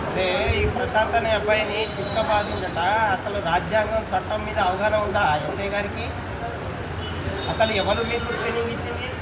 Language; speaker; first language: Telugu; non-native, local second language; Lambadi